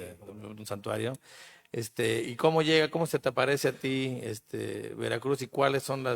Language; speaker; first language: Spanish; native; Spanish